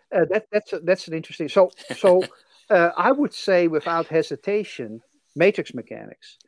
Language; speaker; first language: English; non-native, fluent; Dutch